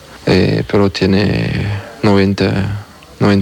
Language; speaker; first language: Spanish; non-native, learner; French